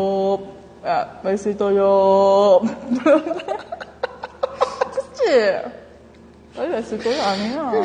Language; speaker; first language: Korean; non-native, learner; Japanese